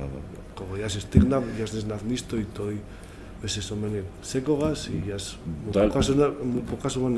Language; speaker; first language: Macedonian; non-native, learner; Spanish